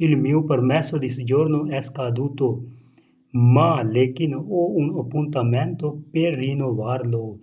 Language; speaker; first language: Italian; non-native, fluent; Punjabi